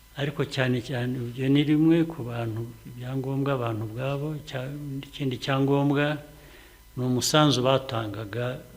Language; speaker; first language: Kinyarwanda; early bilingual, heritage; Kinyarwanda